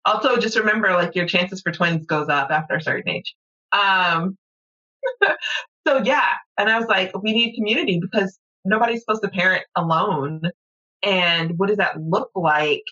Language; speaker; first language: English; native; English